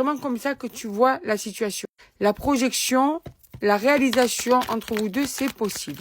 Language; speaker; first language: French; native; French